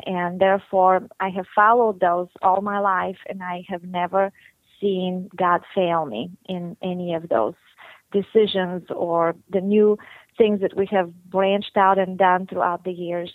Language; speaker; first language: English; non-native, fluent; Bulgarian